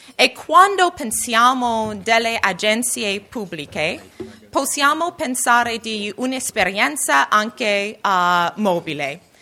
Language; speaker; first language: Italian; non-native, learner; English